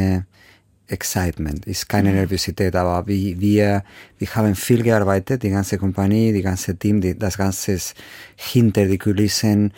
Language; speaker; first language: German; non-native, fluent; Spanish